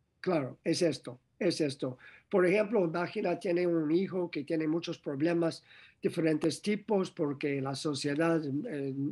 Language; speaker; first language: Spanish; non-native, learner; English